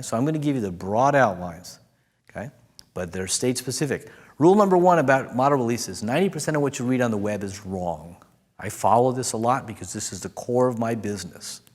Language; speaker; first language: English; native; English